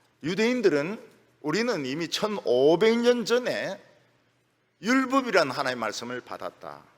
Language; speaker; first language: Korean; native; Korean